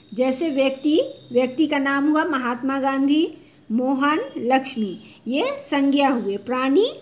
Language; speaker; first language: Hindi; non-native, local second language; Bangla